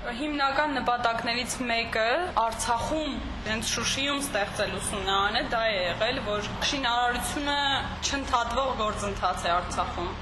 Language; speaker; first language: Armenian; native; Armenian